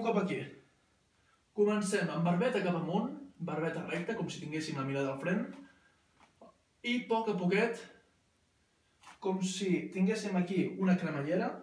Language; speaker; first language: Catalan; native; Catalan